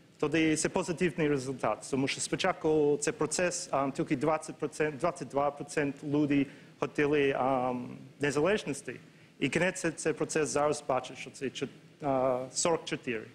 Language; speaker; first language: Ukrainian; non-native, learner; English